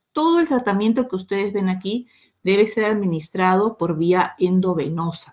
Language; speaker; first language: Spanish; native; Spanish